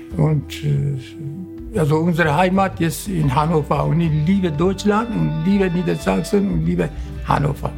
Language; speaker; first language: German; non-native, learner; Kurdish